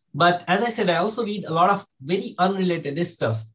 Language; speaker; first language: English; non-native, local second language; Hindi